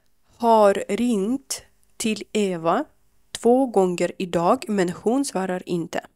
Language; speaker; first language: Swedish; non-native, fluent; Ukrainian